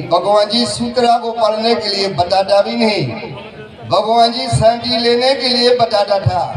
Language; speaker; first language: Hindi; non-native, learner; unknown